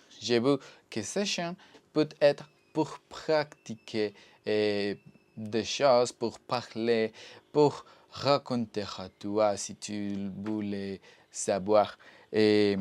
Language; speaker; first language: French; non-native, learner; Spanish